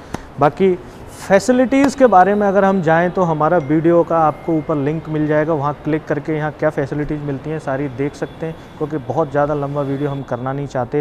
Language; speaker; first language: Hindi; native; Hindi